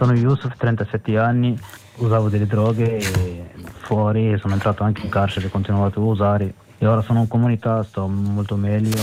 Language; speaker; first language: Italian; non-native, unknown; Arabic